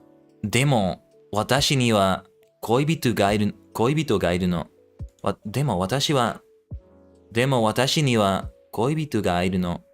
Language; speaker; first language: Japanese; non-native, learner; English